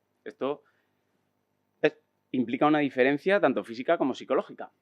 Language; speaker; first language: Spanish; native; Spanish